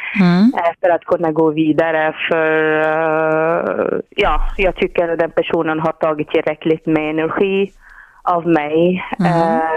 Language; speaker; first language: Swedish; non-native, fluent; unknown